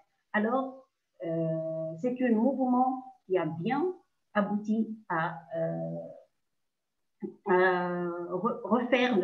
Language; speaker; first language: French; non-native, local second language; Arabic